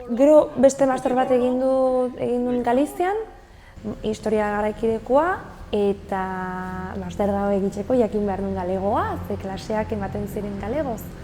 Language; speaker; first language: Basque; non-native, fluent; French